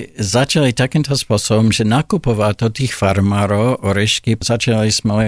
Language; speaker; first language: Slovak; non-native, fluent; English